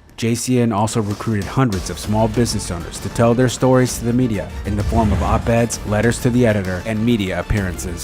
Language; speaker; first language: English; native; English